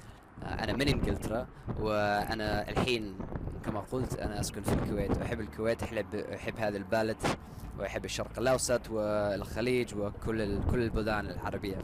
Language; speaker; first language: Arabic; non-native, learner; English